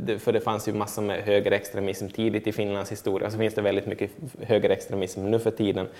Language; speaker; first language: Swedish; native; Swedish